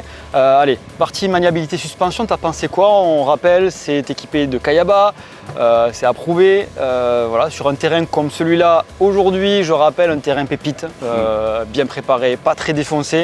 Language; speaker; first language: French; native; French